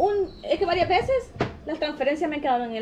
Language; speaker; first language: Spanish; native; Spanish